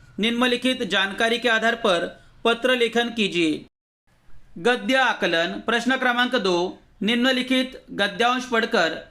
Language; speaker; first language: Hindi; non-native, local second language; Marathi